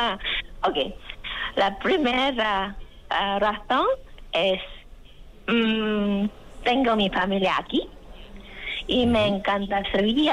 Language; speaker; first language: Spanish; non-native, learner; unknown